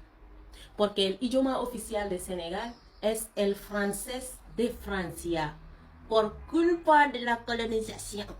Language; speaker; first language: Spanish; non-native, fluent; Wolof